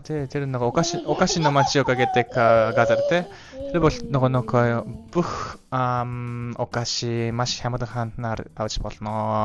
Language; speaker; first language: Mongolian; non-native, learner; Japanese